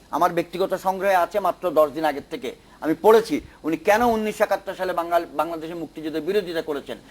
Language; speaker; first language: Bangla; native; Bangla